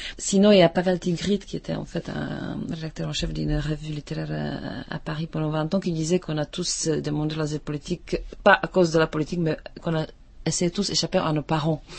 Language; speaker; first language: French; non-native, fluent; Czech